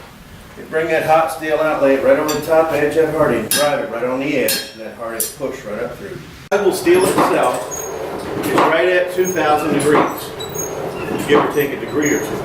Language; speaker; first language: English; native; English